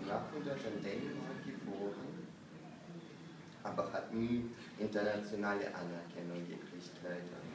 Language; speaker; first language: German; non-native, fluent; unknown